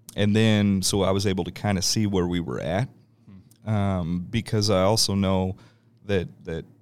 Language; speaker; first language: English; native; English